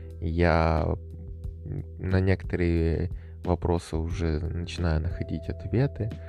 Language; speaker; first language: Russian; native; Russian